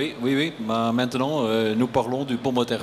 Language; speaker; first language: French; non-native, learner; Dutch